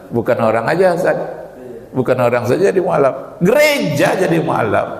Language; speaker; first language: Indonesian; native; Indonesian